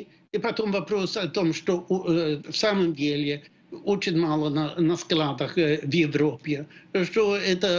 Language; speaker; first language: Russian; non-native, fluent; Swedish